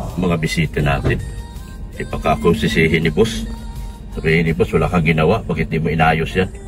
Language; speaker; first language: Filipino; non-native, local second language; Cebuano